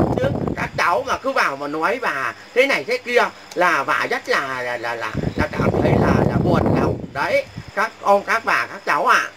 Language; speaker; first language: Vietnamese; non-native, local second language; Muong